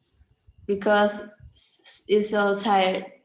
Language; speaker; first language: English; non-native, learner; Vietnamese